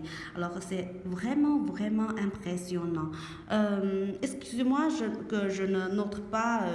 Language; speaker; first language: French; non-native, learner; Chinese